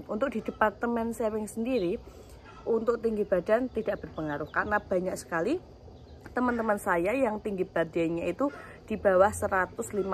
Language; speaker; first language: Indonesian; native; Indonesian